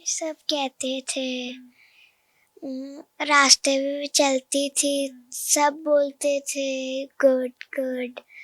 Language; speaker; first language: Hindi; non-native, local second language; Punjabi